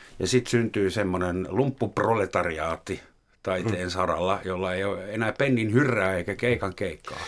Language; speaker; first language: Finnish; non-native, fluent; German